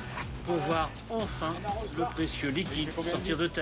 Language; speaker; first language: French; native; French